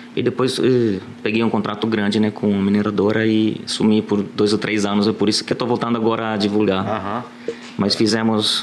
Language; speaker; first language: Portuguese; non-native, fluent; Italian